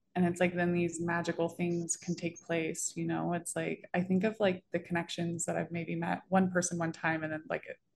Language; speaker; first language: English; native; English